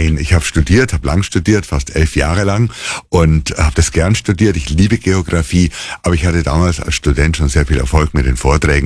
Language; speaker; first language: German; native; German